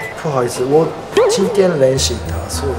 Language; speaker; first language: Chinese; non-native, learner; Japanese